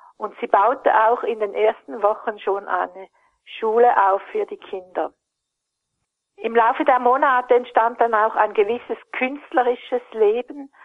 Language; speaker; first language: German; native; German